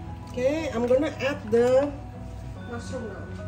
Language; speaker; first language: English; non-native, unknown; Indonesian